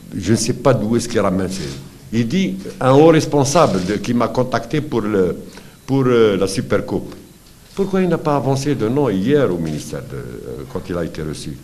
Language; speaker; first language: French; non-native, local second language; Arabic